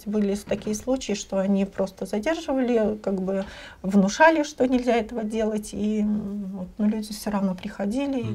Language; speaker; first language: Russian; native; Russian